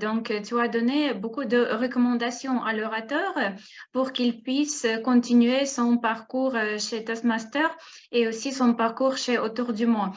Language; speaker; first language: French; non-native, fluent; Russian